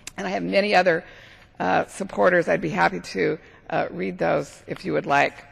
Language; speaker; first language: English; native; English